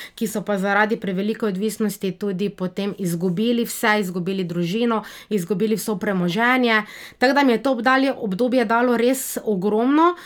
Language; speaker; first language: Slovenian; native; Slovenian